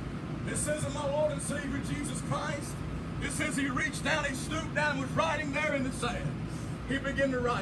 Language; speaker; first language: English; native; English